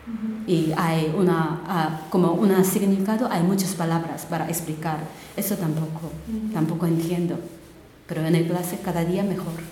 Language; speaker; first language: Spanish; non-native, learner; Korean